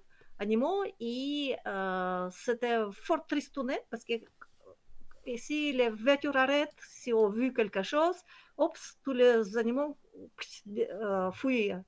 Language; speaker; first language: French; non-native, learner; Kyrgyz